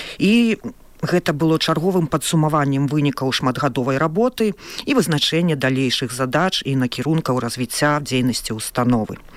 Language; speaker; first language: Belarusian; native; Belarusian